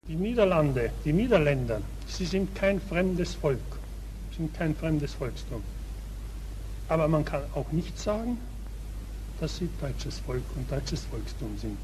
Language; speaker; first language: German; native; German